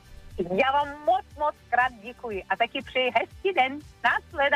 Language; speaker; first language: Czech; non-native, fluent; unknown